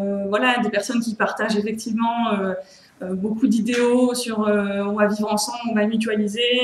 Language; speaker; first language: French; native; French